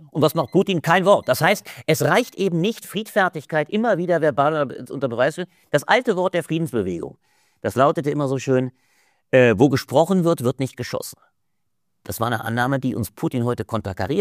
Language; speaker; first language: German; native; German